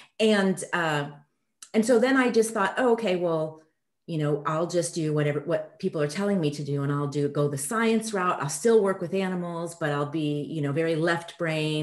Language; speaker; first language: English; early bilingual, other home language; French